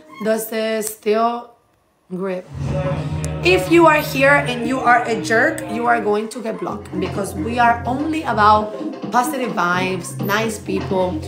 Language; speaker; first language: English; non-native, fluent; Spanish